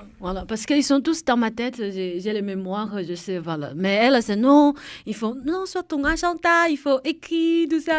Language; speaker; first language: French; non-native, fluent; Chinese